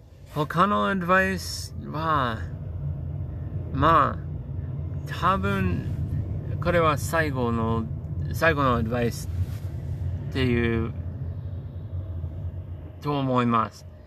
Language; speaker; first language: Japanese; non-native, learner; English